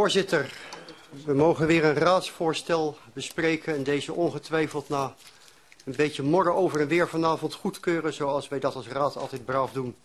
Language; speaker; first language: Dutch; native; Dutch